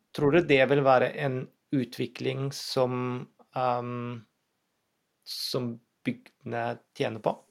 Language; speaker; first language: Norwegian; non-native, fluent; German